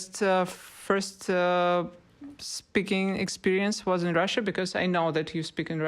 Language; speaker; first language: English; non-native, learner; Russian